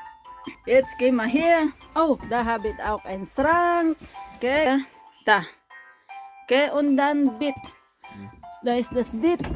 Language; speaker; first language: German; non-native, learner; Filipino